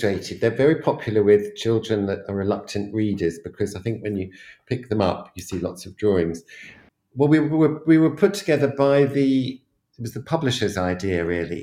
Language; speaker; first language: English; native; English